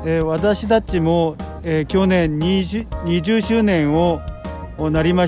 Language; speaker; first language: Japanese; non-native, learner; Korean